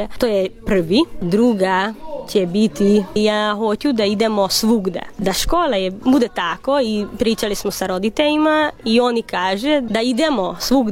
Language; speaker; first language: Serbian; non-native, local second language; Hungarian